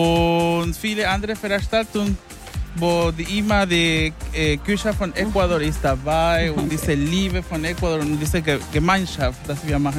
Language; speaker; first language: German; non-native, learner; Spanish